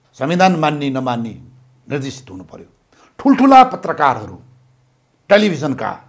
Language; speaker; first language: Nepali; native; Nepali